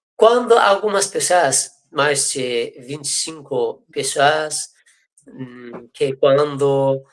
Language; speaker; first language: Portuguese; non-native, fluent; Persian